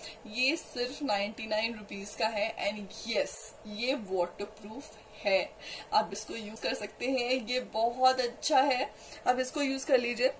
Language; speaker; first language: Hindi; native; Hindi